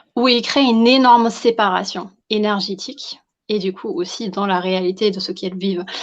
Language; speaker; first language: French; non-native, fluent; German